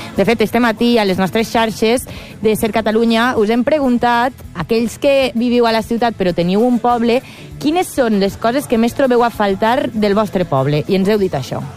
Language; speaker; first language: Catalan; native; Catalan